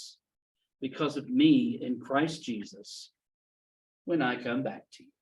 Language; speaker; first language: English; native; English